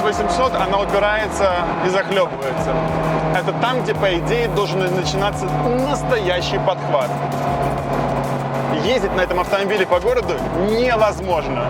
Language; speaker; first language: Russian; native; Russian